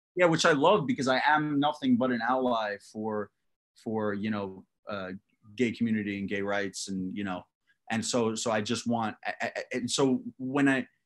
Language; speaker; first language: English; native; English